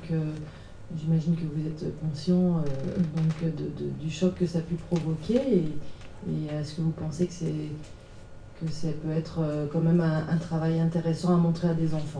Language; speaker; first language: French; native; French